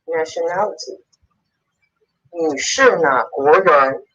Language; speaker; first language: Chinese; non-native, learner; Polish